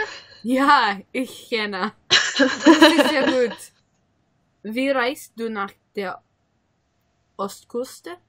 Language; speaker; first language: German; non-native, learner; English